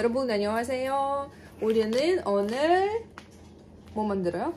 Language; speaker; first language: Korean; non-native, learner; Russian